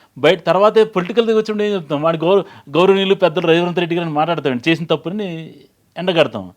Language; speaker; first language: Telugu; native; Telugu